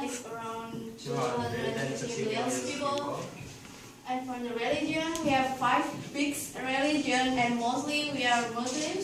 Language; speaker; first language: English; non-native, learner; Indonesian